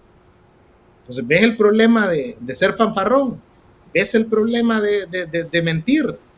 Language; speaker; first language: Spanish; native; Spanish